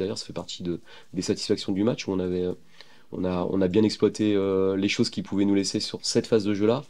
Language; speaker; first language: French; native; French